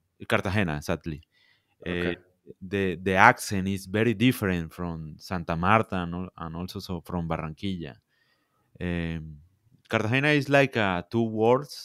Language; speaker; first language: English; non-native, learner; Spanish